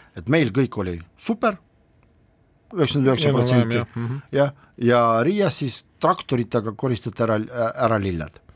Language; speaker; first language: Estonian; non-native, local second language; Russian